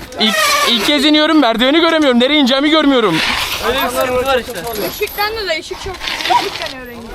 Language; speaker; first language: Turkish; native; Turkish